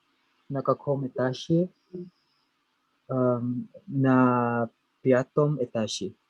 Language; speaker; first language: Russian; non-native, learner; Indonesian